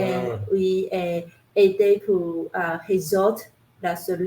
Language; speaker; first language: French; non-native, learner; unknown